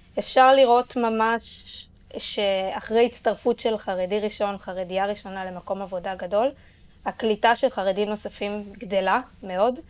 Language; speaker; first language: Hebrew; native; Hebrew